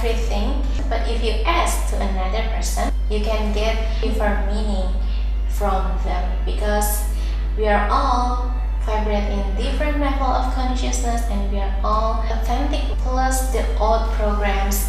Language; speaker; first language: English; non-native, fluent; Indonesian